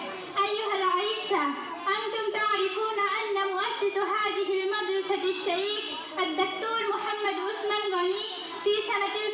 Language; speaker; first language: Arabic; non-native, learner; Bangla